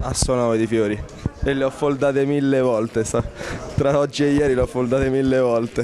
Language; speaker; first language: Italian; native; Italian